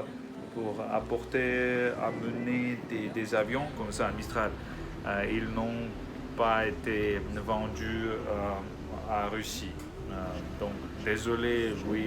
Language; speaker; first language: French; non-native, learner; Russian